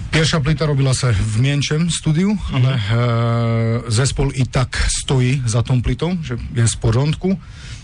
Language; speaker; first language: Polish; non-native, learner; Slovak